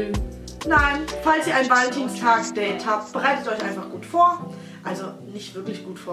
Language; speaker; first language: German; native; German